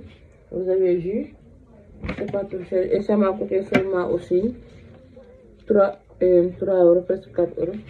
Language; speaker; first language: French; non-native, fluent; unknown